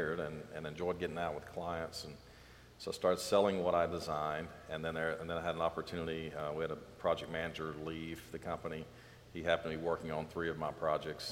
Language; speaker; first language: English; native; English